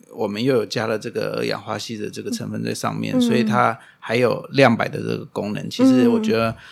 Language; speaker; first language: Chinese; non-native, fluent; German